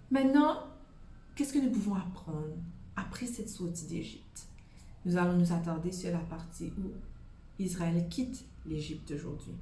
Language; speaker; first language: French; native; French